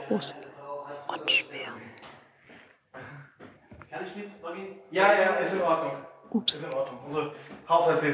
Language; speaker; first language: German; native; German